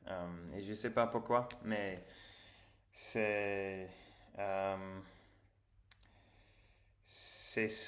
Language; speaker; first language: French; non-native, learner; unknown